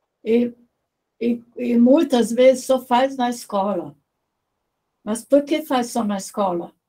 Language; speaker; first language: Portuguese; non-native, fluent; German